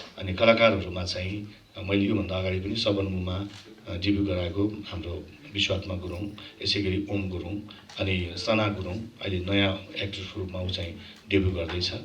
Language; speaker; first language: Nepali; non-native, local second language; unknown